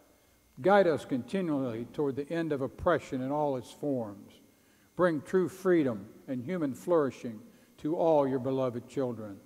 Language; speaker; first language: English; native; English